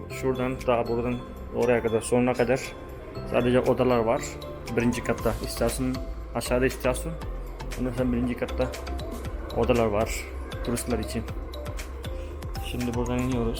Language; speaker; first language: Turkish; non-native, fluent; Hindi